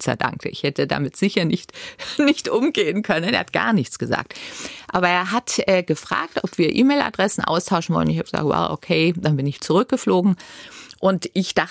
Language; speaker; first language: German; native; German